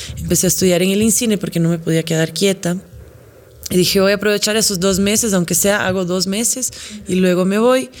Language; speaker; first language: Spanish; non-native, fluent; Portuguese